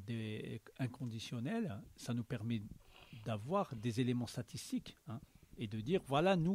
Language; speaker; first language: French; native; French